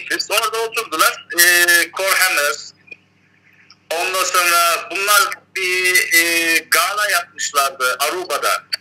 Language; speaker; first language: Turkish; early bilingual, heritage; Turkish